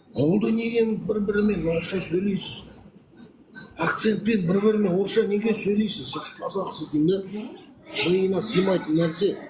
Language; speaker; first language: Kazakh; non-native, local second language; Russian